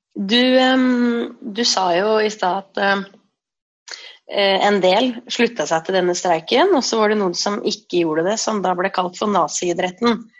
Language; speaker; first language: Norwegian; native; Norwegian